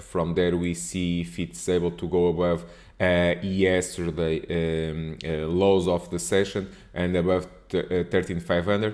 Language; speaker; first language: English; non-native, fluent; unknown